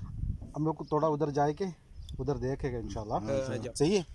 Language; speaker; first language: Hindi; non-native, local second language; Malayalam